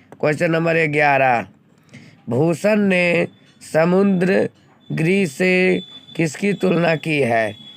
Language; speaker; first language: Hindi; native; Hindi